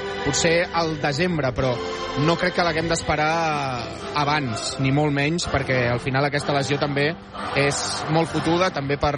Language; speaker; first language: Catalan; native; Catalan